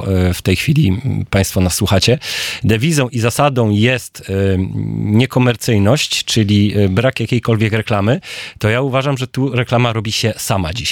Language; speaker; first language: Polish; native; Polish